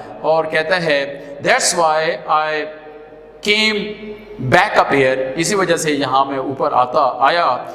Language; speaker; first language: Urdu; non-native, local second language; Punjabi